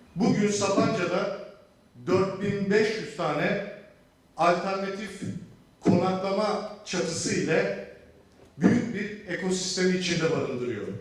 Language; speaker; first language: Turkish; native; Turkish